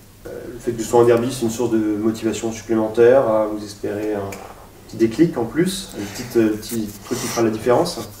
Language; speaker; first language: French; native; French